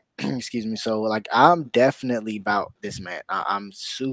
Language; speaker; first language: English; native; English